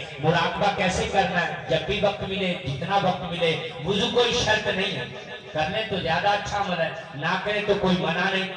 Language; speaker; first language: Urdu; non-native, local second language; Punjabi